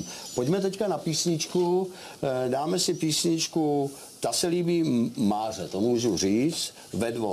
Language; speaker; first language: Czech; native; Czech